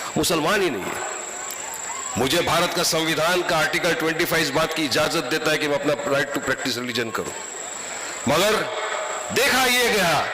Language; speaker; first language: Hindi; non-native, local second language; Urdu